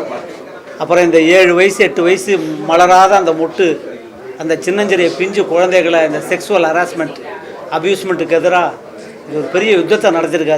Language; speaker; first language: Tamil; native; Tamil